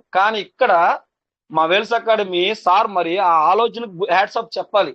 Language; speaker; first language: Telugu; native; Telugu